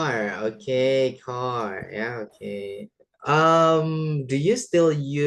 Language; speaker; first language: English; non-native, fluent; Indonesian